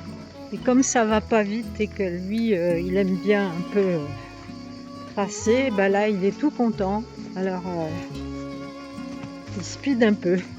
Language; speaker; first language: French; native; French